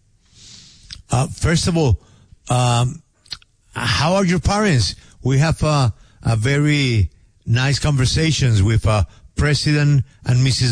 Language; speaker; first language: English; non-native, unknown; Spanish